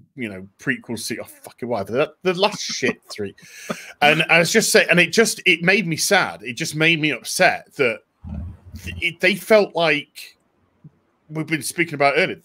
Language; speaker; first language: English; native; English